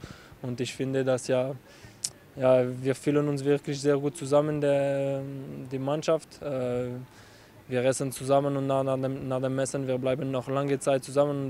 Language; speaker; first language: German; non-native, local second language; French